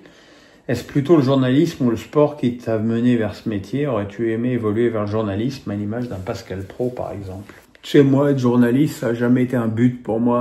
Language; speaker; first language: French; native; French